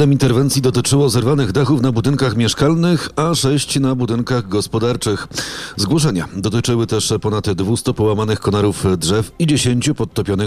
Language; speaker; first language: Polish; native; Polish